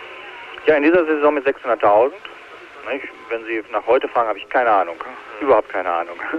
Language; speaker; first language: German; native; German